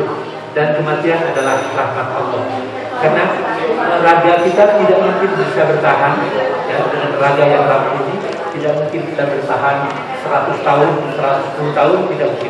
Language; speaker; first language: Indonesian; non-native, local second language; Sundanese